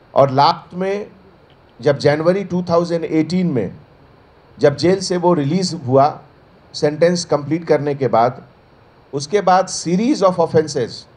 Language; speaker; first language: Hindi; native; Hindi